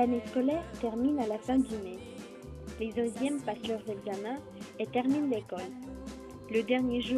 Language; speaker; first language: French; non-native, fluent; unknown